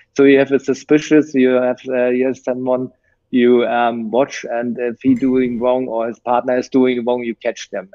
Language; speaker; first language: English; non-native, fluent; German